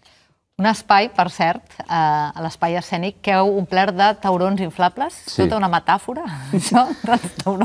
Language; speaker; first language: Catalan; native; Catalan